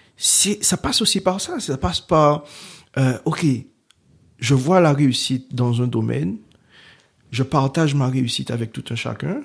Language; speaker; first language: French; early bilingual, other home language; Haitian Creole